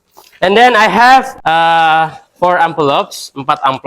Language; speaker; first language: English; non-native, fluent; Indonesian